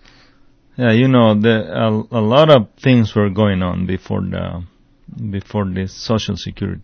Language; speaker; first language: English; non-native, fluent; Spanish